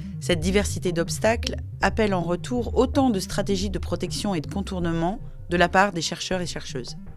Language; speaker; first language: French; native; French